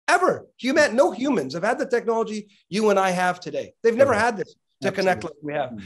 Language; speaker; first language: English; native; English